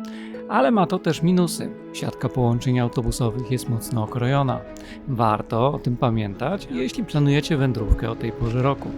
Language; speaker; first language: Polish; native; Polish